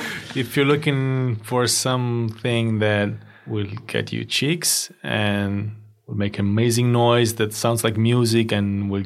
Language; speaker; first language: English; non-native, fluent; Italian